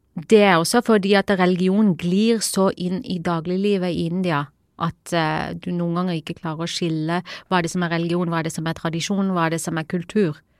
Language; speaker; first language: Norwegian; early bilingual, other home language; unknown